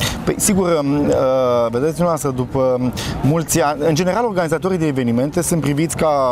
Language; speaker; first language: Romanian; native; Romanian